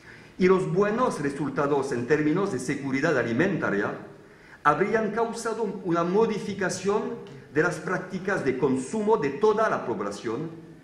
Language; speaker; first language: Spanish; non-native, fluent; French